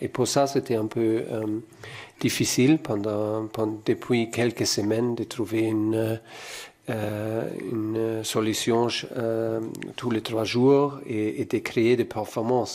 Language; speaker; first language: French; non-native, fluent; German